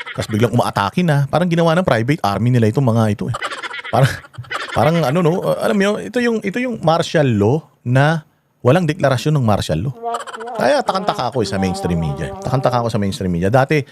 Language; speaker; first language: Filipino; native; Filipino